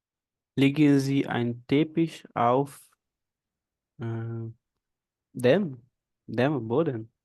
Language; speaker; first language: German; non-native, learner; Portuguese